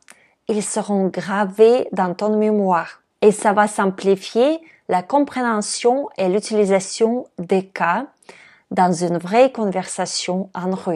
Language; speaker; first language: French; non-native, fluent; Russian